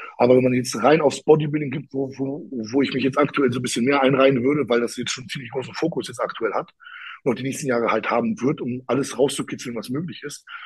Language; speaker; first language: German; early bilingual, other home language; Polish